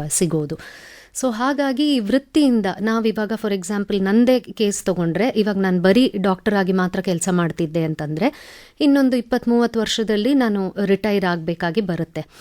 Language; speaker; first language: Kannada; non-native, local second language; Tamil